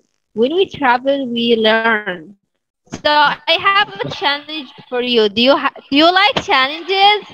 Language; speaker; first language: English; non-native, fluent; Arabic